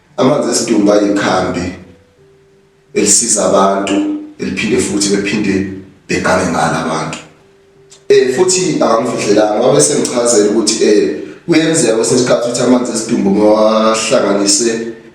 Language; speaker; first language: Zulu; native; Zulu